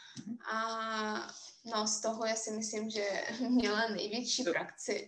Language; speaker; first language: Czech; non-native, fluent; Russian